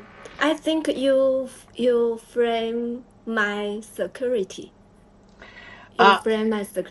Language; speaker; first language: English; non-native, learner; Chinese